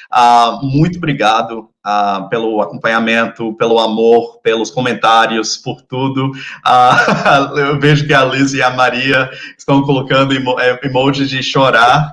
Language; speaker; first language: Portuguese; non-native, fluent; English